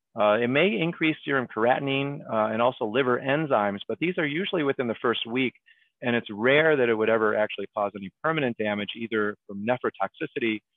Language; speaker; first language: English; native; English